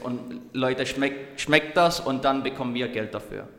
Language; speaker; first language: German; non-native, learner; Czech